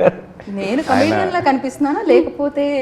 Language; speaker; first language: Telugu; native; Telugu